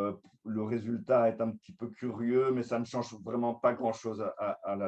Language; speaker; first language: French; native; French